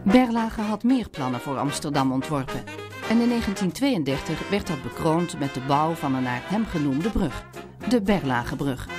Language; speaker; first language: Dutch; native; Dutch